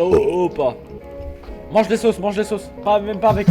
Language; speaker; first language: French; native; French